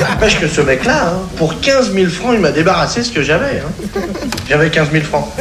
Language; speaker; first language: French; native; French